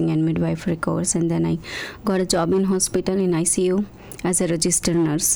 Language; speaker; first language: English; non-native, local second language; Gujarati